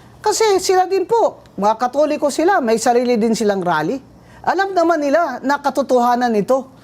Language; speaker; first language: Filipino; non-native, local second language; Hiligaynon